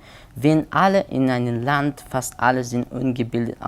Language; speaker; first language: German; non-native, learner; Persian